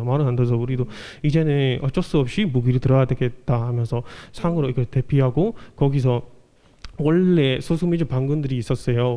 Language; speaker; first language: Korean; non-native, fluent; Burmese